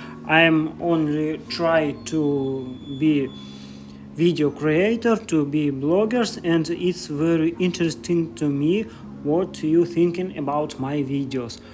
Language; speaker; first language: English; non-native, learner; Russian